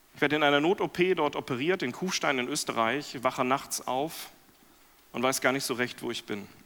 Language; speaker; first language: German; native; German